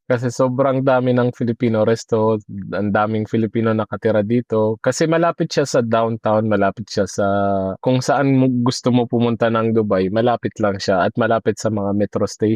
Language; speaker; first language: Filipino; non-native, fluent; Arabic